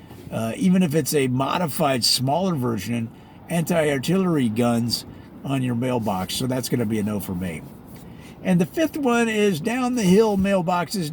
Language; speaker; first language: English; native; English